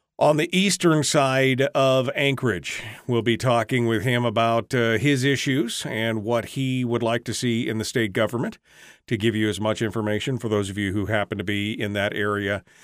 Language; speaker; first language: English; native; English